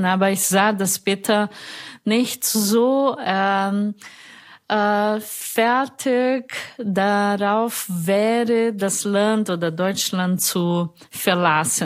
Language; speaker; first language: German; non-native, fluent; Portuguese